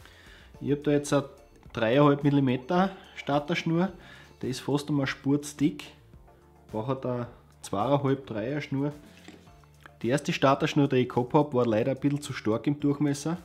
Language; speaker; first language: German; native; German